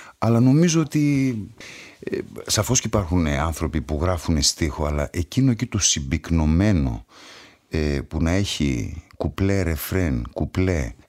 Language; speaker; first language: Greek; native; Greek